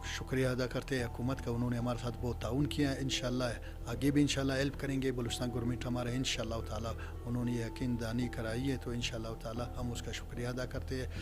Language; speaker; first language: Urdu; non-native, local second language; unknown